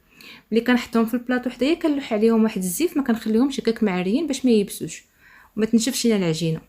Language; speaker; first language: Arabic; native; Arabic